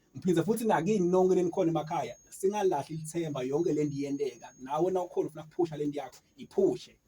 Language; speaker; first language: Zulu; non-native, local second language; Swati